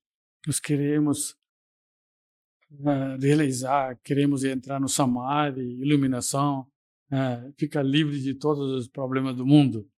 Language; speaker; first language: Portuguese; non-native, fluent; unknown